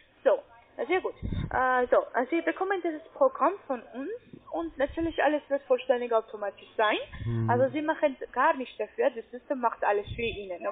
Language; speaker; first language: German; non-native, learner; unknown